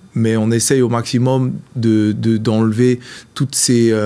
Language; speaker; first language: French; native; French